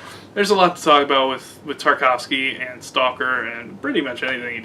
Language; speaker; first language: English; native; English